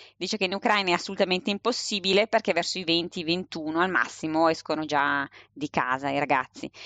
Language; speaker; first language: Italian; native; Italian